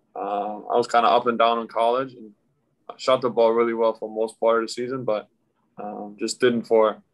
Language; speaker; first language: English; non-native, fluent; German